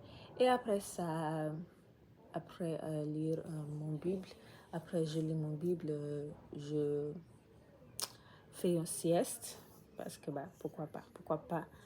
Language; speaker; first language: French; non-native, learner; English